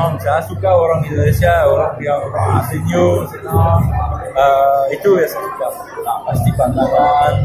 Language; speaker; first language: Indonesian; non-native, fluent; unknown